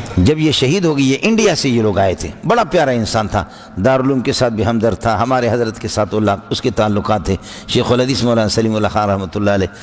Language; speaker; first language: Urdu; non-native, local second language; Brahui